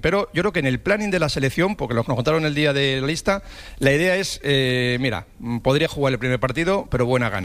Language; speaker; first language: Spanish; native; Spanish